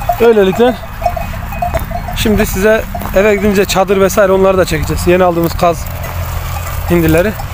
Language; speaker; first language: Turkish; native; Turkish